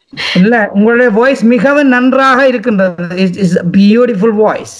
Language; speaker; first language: Tamil; native; Tamil